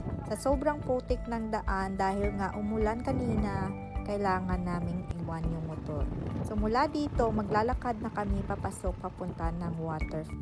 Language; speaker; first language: Filipino; non-native, local second language; Hiligaynon